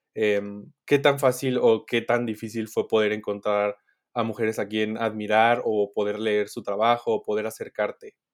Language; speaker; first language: Spanish; native; Spanish